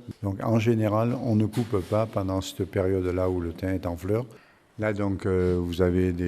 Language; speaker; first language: French; native; French